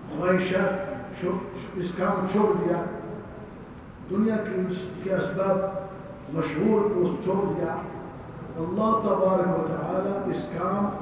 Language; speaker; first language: Urdu; non-native, learner; Arabic